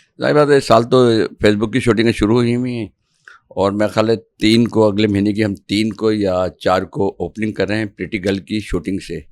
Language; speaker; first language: Urdu; native; Urdu